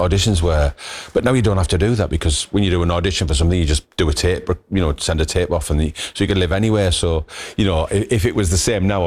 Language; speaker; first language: English; native; English